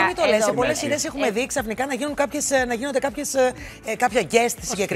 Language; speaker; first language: Greek; native; Greek